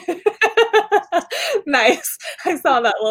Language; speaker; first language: English; early bilingual, other home language; Arabic